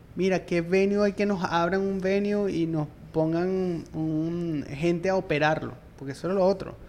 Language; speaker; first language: Spanish; native; Spanish